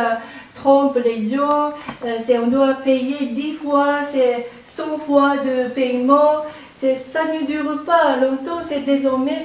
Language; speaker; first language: French; non-native, learner; Japanese